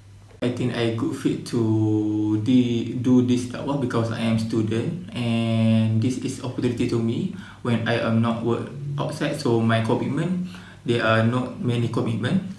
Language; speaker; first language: English; non-native, learner; Malay